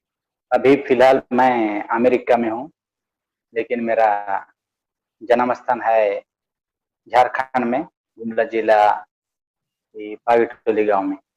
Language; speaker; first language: Hindi; non-native, local second language; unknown